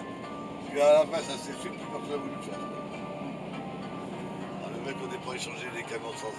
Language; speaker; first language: French; native; French